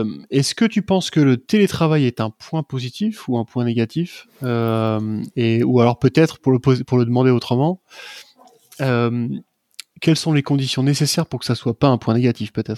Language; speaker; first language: French; native; French